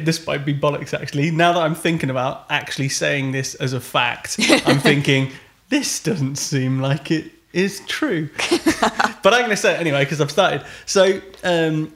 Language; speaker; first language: English; native; English